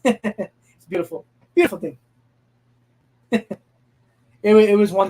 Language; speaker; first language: English; native; English